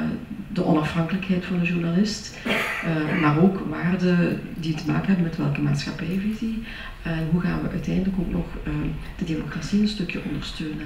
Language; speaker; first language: Dutch; native; Dutch